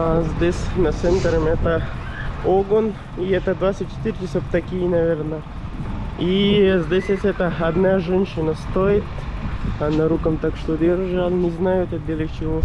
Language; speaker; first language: Russian; non-native, learner; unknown